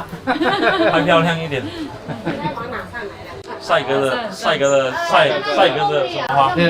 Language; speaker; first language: Chinese; native; Chinese